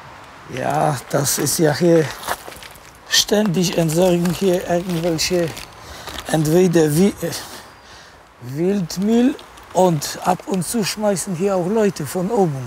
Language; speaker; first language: German; non-native, fluent; Polish